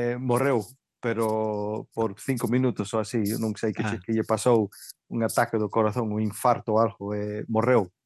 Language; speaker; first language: Galician; early bilingual, heritage; Galician